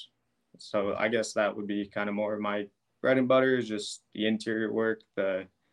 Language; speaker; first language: English; native; English